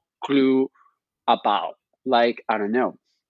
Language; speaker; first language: English; non-native, fluent; Spanish